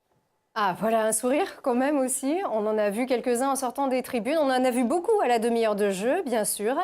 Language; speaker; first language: French; native; French